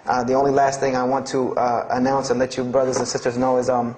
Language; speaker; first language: English; native; English